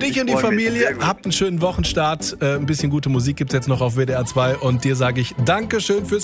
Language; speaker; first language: German; native; German